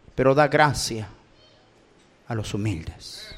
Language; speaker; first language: Spanish; early bilingual, heritage; Spanish